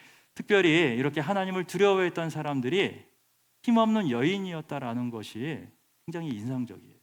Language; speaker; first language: Korean; native; Korean